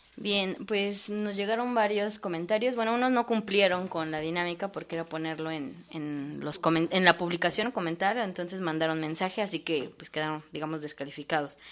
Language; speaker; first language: Spanish; native; Spanish